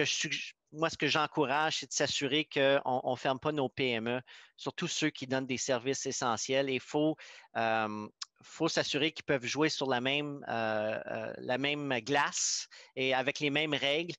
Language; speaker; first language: French; native; French